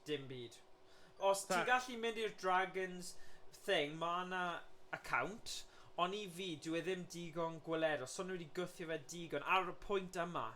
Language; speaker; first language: Welsh; native; Welsh